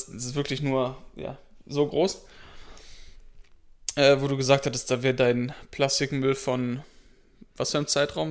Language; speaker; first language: German; native; German